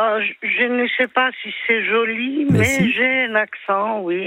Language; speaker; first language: French; early bilingual, other home language; Greek